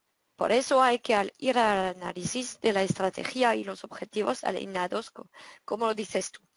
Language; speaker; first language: Spanish; non-native, fluent; French